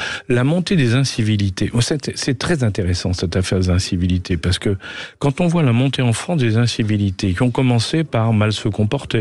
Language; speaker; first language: French; native; French